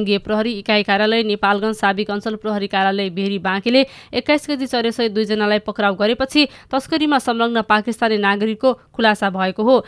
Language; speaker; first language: Nepali; native; Nepali